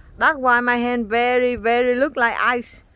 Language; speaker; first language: English; non-native, learner; Vietnamese